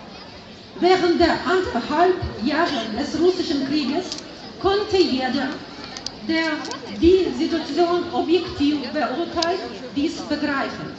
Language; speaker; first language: German; non-native, fluent; Ukrainian